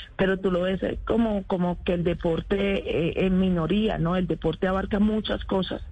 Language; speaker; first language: Spanish; native; Spanish